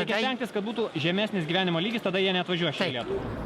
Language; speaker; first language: Lithuanian; native; Lithuanian